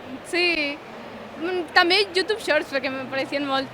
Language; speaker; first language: Catalan; non-native, local second language; Spanish